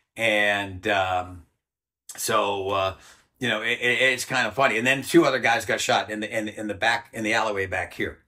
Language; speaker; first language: English; native; English